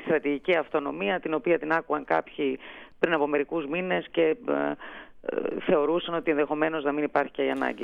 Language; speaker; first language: Greek; native; Greek